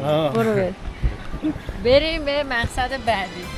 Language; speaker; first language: Persian; native; Persian